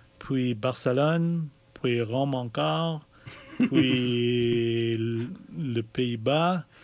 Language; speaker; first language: French; non-native, local second language; English